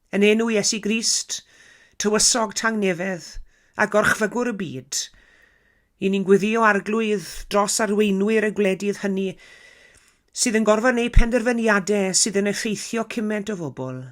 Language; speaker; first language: Welsh; native; Welsh